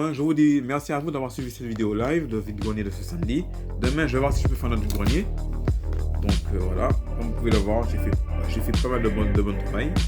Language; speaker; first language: French; native; French